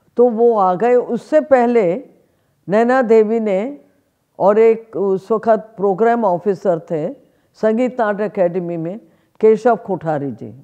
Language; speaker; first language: Hindi; native; Hindi